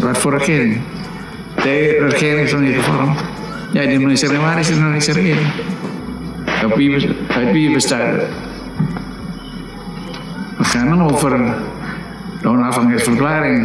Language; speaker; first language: Dutch; non-native, local second language; Minangkabau